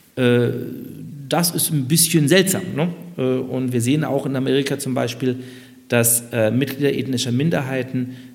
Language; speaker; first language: German; native; German